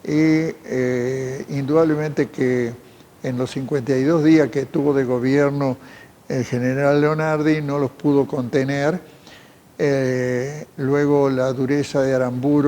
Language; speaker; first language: Spanish; native; Spanish